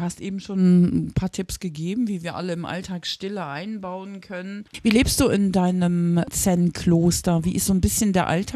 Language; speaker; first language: German; native; German